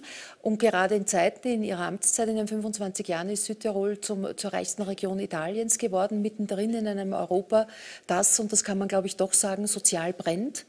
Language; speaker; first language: German; native; German